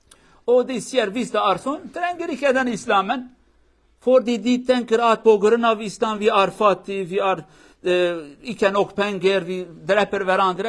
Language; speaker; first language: Norwegian; non-native, learner; Kurdish